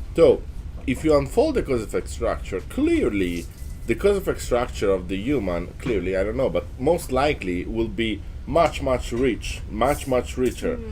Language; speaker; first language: English; non-native, fluent; Italian